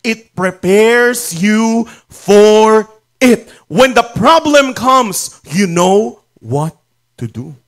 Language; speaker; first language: English; non-native, local second language; Filipino